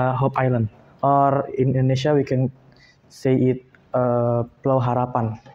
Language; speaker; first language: English; non-native, learner; Indonesian